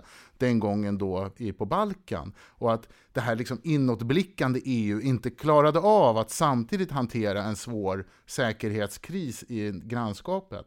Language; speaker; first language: Swedish; native; Swedish